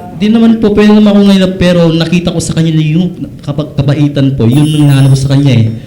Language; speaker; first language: Filipino; non-native, local second language; Cebuano